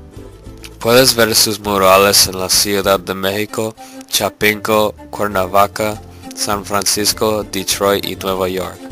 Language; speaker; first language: Spanish; non-native, learner; English